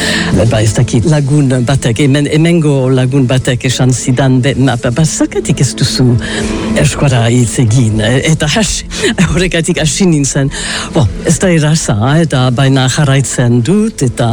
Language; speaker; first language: Basque; non-native, learner; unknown